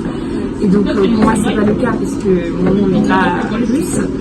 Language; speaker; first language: French; early bilingual, heritage; French